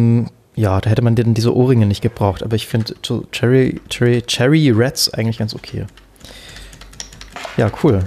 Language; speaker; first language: German; native; German